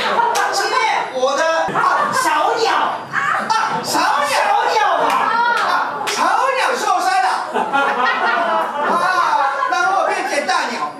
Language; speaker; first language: Chinese; non-native, fluent; Japanese